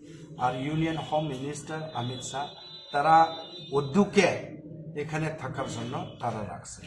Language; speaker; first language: Bangla; non-native, local second language; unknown